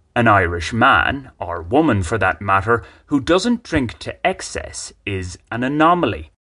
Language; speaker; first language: English; native; English